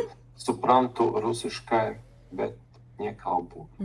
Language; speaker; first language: Lithuanian; non-native, learner; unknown